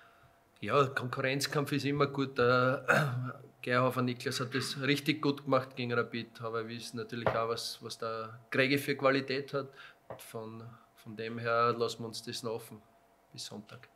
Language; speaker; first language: German; native; German